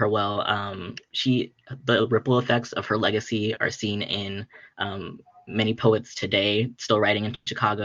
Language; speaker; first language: English; native; English